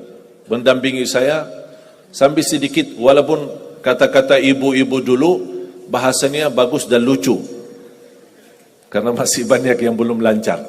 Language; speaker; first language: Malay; non-native, fluent; Arabic